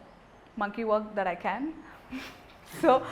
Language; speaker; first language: Telugu; native; Telugu